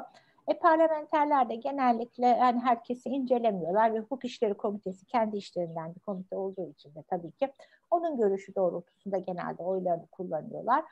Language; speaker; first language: Turkish; native; Turkish